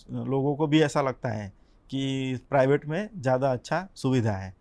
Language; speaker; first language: Hindi; non-native, local second language; Gujarati